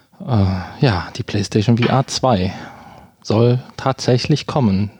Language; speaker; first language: German; native; German